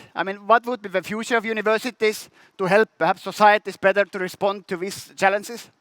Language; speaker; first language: English; non-native, fluent; Estonian